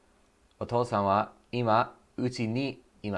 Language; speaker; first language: Japanese; non-native, learner; English